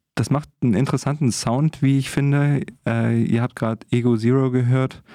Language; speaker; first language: German; native; German